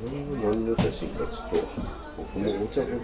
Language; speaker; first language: Japanese; native; Japanese